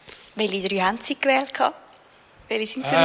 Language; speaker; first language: German; native; German